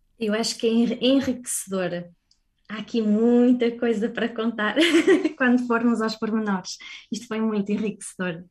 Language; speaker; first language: Portuguese; native; Portuguese